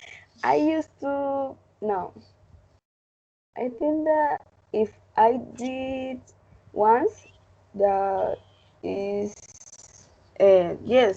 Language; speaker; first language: English; non-native, learner; Spanish